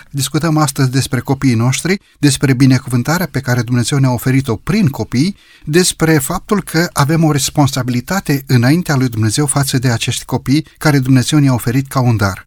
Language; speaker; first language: Romanian; native; Romanian